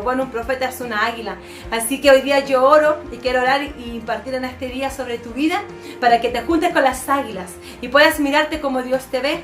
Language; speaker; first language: Spanish; native; Spanish